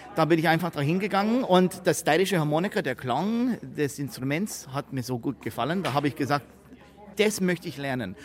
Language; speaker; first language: German; non-native, fluent; English